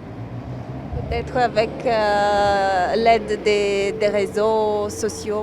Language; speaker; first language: French; non-native, fluent; Bulgarian